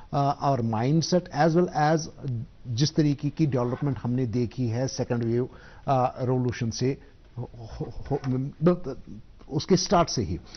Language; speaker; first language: Hindi; non-native, local second language; Kashmiri